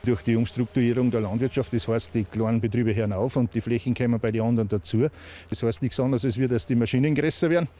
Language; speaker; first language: German; native; German